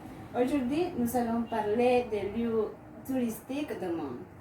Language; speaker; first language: French; non-native, learner; Spanish